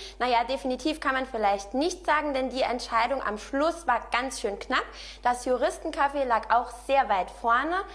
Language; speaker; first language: German; native; German